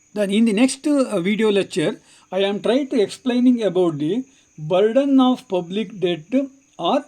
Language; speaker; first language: English; non-native, local second language; Kannada